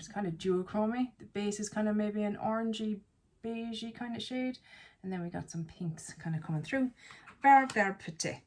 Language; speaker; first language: English; native; English